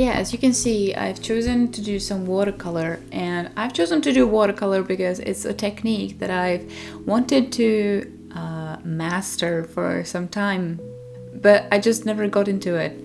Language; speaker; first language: English; non-native, fluent; Czech